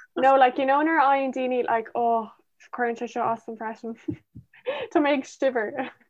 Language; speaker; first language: Irish; non-native, local second language; English